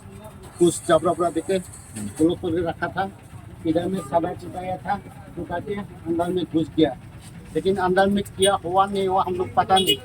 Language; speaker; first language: Hindi; non-native, local second language; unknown